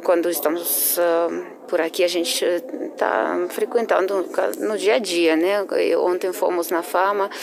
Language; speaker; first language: Portuguese; non-native, fluent; Russian